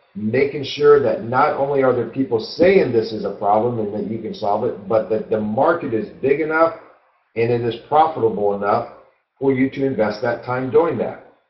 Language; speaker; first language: English; native; English